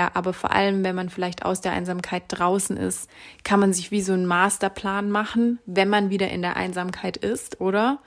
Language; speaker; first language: German; native; German